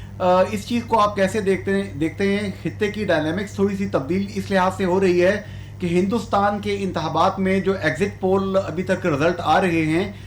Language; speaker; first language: Urdu; non-native, local second language; Punjabi